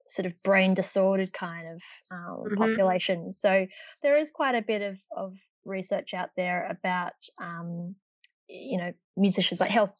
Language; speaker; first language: English; native; English